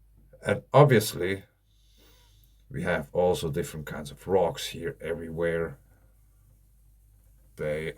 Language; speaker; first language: English; non-native, fluent; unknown